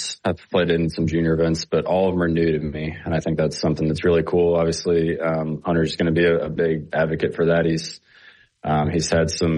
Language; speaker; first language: English; native; English